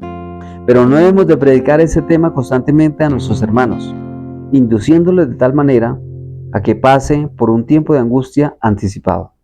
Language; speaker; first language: Spanish; native; Spanish